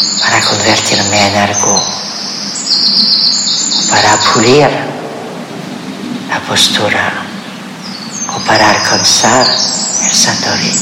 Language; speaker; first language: Spanish; non-native, fluent; French